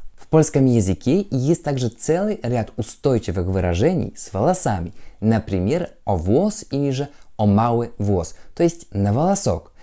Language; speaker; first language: Russian; non-native, fluent; Polish